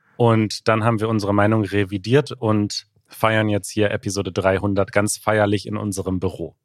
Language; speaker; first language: German; native; German